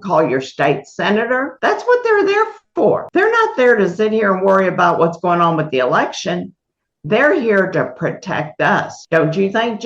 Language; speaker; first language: English; native; English